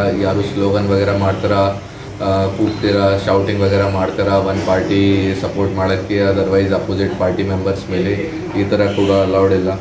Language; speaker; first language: Kannada; non-native, fluent; Hindi